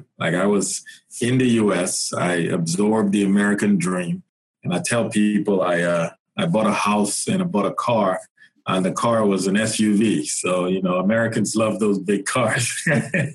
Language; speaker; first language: English; non-native, local second language; Yoruba